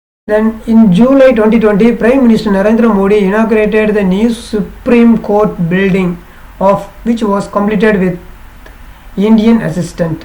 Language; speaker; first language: English; non-native, local second language; Tamil